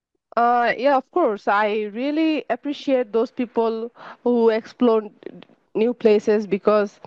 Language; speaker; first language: English; non-native, learner; Bangla